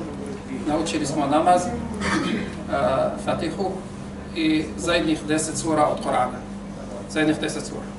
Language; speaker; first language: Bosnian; non-native, fluent; Arabic